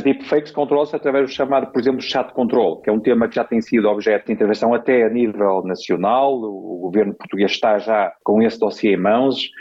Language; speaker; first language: Portuguese; native; Portuguese